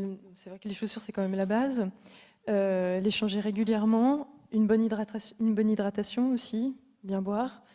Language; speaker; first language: French; native; French